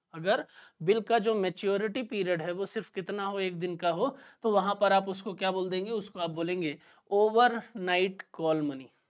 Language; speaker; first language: Hindi; native; Hindi